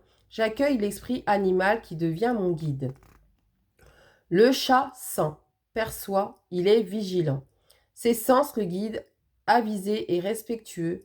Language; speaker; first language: French; native; French